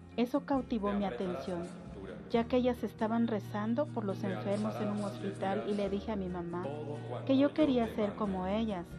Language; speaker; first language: Spanish; non-native, local second language; Kʼicheʼ